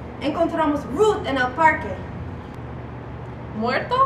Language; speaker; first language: Spanish; non-native, learner; English